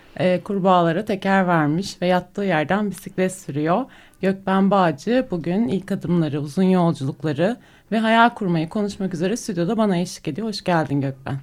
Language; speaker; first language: Turkish; native; Turkish